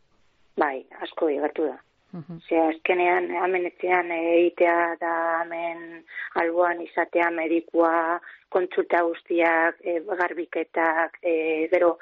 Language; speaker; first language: Basque; native; Basque